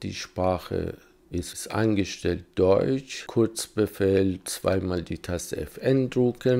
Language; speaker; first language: German; non-native, fluent; Persian